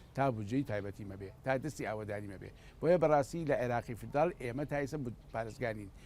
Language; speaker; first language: Central Kurdish; native; Central Kurdish